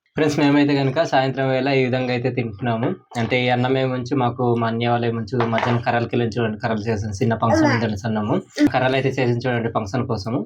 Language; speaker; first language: Telugu; non-native, local second language; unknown